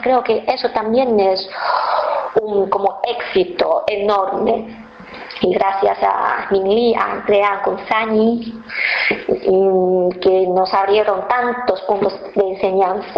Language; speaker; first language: Spanish; non-native, fluent; Chinese